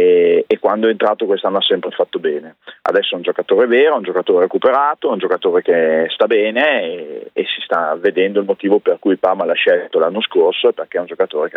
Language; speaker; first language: Italian; native; Italian